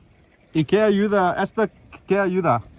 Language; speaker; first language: Spanish; non-native, learner; English